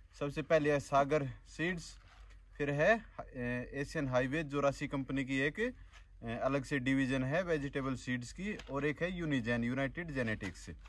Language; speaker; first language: Hindi; native; Hindi